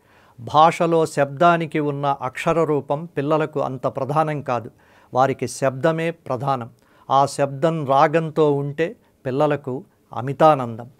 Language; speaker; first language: Telugu; native; Telugu